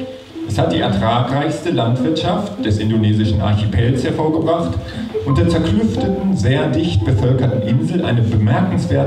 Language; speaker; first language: German; native; German